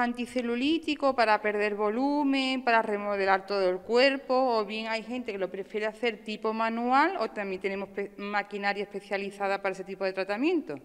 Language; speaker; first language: Spanish; native; Spanish